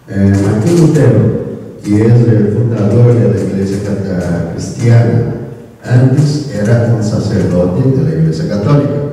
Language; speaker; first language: Spanish; non-native, learner; Korean